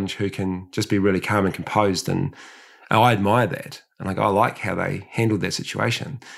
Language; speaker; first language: English; early bilingual, other home language; Samoan